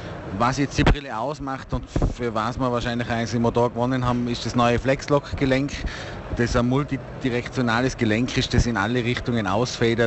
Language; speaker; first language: German; native; German